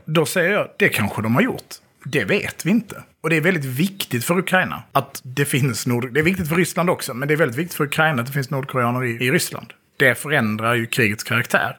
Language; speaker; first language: Swedish; native; Swedish